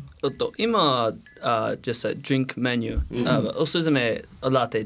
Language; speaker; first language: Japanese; non-native, learner; English